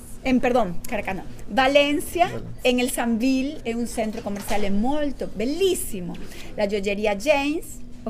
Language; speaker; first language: Italian; non-native, learner; Spanish